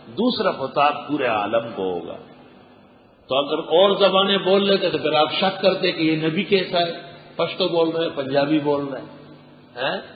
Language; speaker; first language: Urdu; non-native, local second language; Pashto